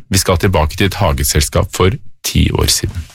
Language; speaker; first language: Norwegian; native; Norwegian